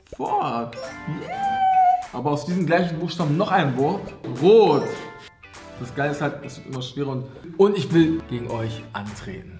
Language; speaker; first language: German; early bilingual, other home language; Turkish